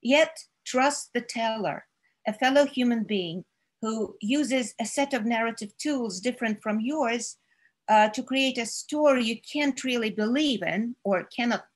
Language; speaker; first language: English; non-native, fluent; Russian